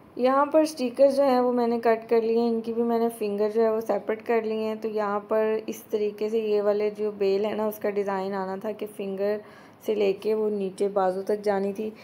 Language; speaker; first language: Urdu; native; Urdu